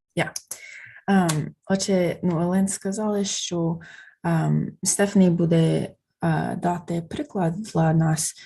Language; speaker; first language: Ukrainian; non-native, fluent; English